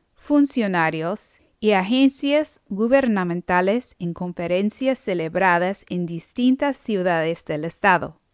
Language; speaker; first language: Spanish; non-native, fluent; English